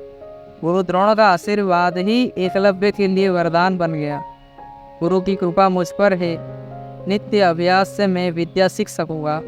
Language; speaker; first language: Hindi; native; Hindi